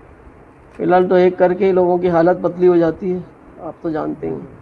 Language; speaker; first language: Hindi; non-native, fluent; Urdu